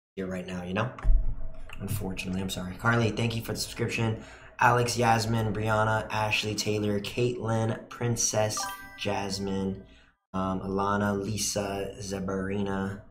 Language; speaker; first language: English; native; English